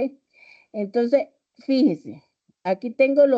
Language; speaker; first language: Spanish; native; Spanish